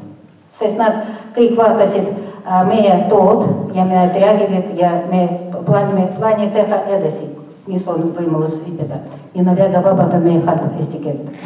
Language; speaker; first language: Estonian; non-native, local second language; Russian